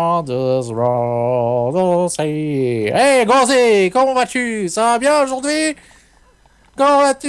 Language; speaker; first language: French; native; French